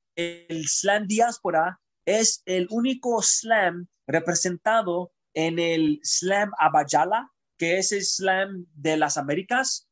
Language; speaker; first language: Spanish; early bilingual, heritage; Spanish